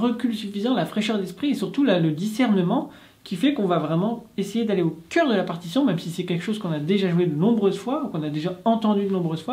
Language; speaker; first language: French; native; French